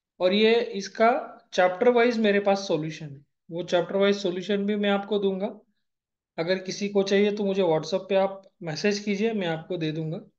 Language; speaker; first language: Hindi; non-native, local second language; Marathi